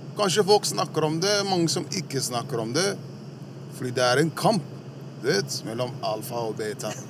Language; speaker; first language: Norwegian; early bilingual, other home language; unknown